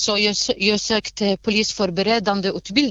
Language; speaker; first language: Swedish; non-native, fluent; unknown